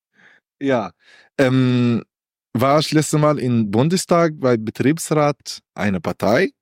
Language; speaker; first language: German; non-native, learner; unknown